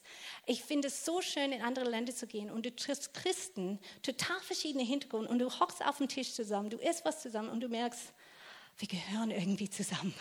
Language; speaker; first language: German; non-native, fluent; English